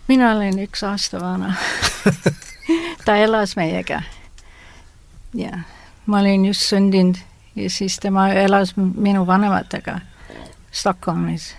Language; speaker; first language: Estonian; early bilingual, heritage; Estonian